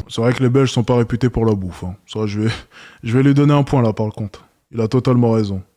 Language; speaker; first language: French; native; French